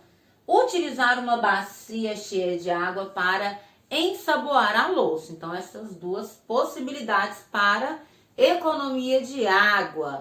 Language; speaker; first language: Portuguese; native; Portuguese